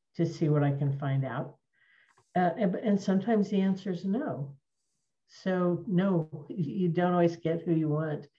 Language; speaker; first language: English; native; English